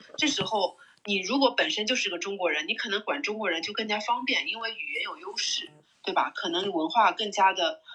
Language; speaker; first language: Chinese; native; Chinese